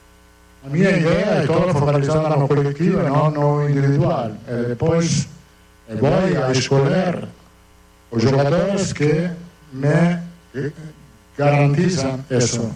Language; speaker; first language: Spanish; non-native, fluent; Italian